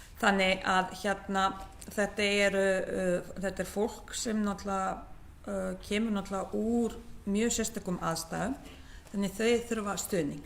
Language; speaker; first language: Icelandic; non-native, fluent; Bosnian